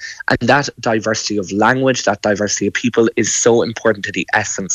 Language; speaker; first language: English; native; English